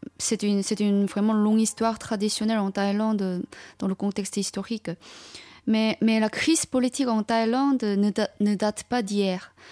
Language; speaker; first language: French; non-native, fluent; Chinese